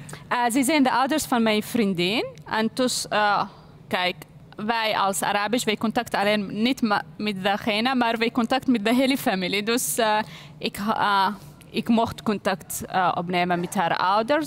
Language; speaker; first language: Dutch; non-native, learner; Arabic